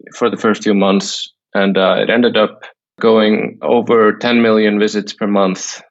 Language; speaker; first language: English; non-native, fluent; Icelandic